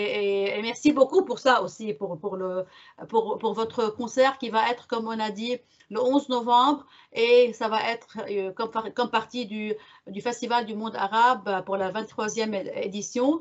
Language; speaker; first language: French; non-native, local second language; Arabic